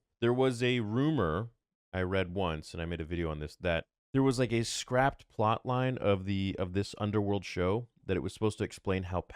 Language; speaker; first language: English; native; English